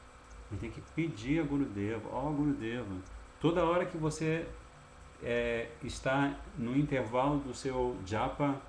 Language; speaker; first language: Portuguese; native; Portuguese